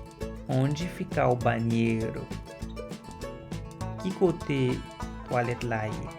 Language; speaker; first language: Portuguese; non-native, fluent; Haitian Creole